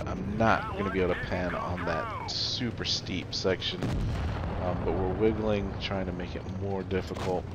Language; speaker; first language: English; native; English